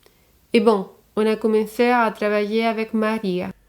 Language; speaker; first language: French; non-native, fluent; Spanish